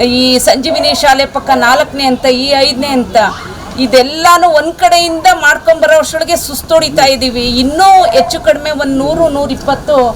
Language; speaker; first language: Kannada; native; Kannada